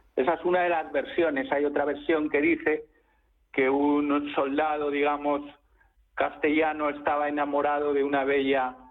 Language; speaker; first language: Spanish; native; Spanish